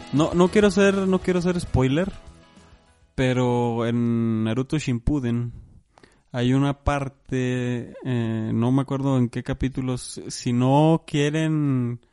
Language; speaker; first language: Spanish; native; Spanish